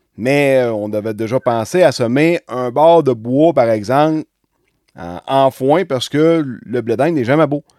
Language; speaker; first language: French; native; French